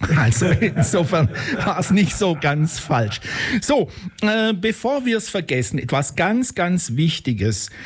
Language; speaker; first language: German; native; German